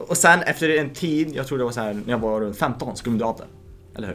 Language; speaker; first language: Swedish; early bilingual, other home language; Lithuanian